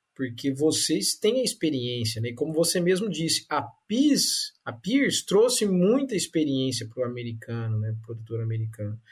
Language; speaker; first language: Portuguese; native; Portuguese